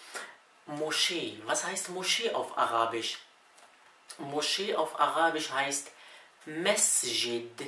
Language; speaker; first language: German; non-native, fluent; Arabic